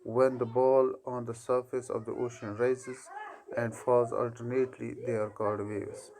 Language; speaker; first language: English; non-native, local second language; Urdu